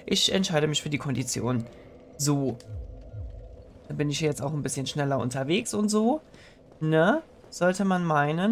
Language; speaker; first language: German; native; German